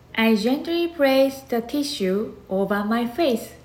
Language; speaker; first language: English; non-native, learner; Japanese